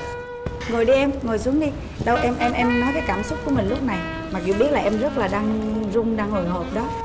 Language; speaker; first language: Vietnamese; native; Vietnamese